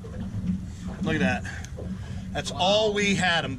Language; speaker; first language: English; native; English